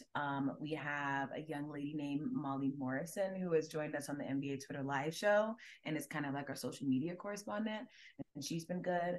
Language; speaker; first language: English; native; English